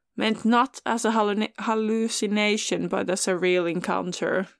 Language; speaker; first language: English; non-native, fluent; Finnish